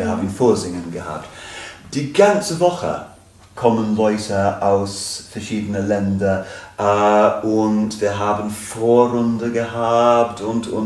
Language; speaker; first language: German; non-native, fluent; English